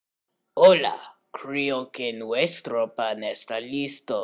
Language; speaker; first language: Spanish; non-native, learner; English